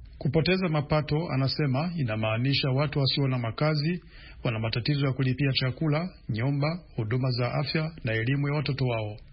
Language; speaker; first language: Swahili; non-native, local second language; Rundi